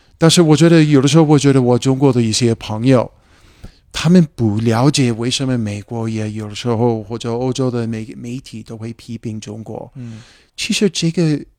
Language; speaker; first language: Chinese; non-native, fluent; English